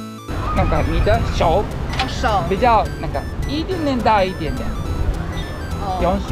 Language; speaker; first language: Chinese; non-native, learner; Japanese